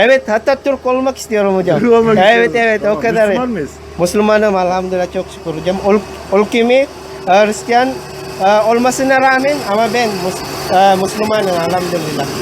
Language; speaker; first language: Turkish; non-native, learner; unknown